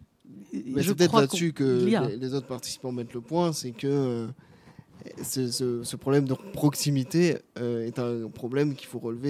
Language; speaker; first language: French; native; French